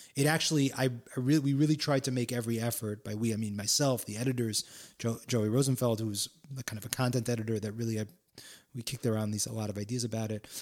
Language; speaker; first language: English; native; English